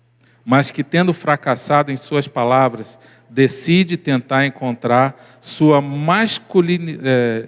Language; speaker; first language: Portuguese; native; Portuguese